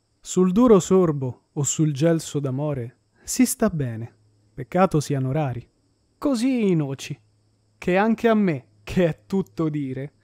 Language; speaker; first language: Italian; native; Italian